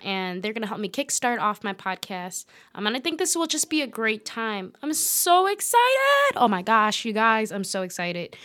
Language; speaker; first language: English; native; English